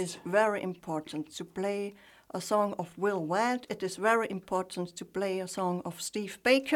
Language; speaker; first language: English; non-native, fluent; German